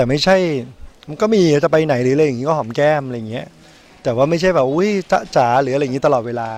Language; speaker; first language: Thai; native; Thai